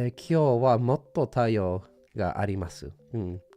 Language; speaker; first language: Japanese; non-native, learner; English